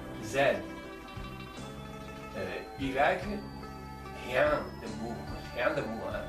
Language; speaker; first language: French; non-native, learner; Chinese